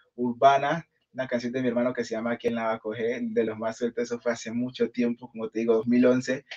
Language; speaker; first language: Spanish; native; Spanish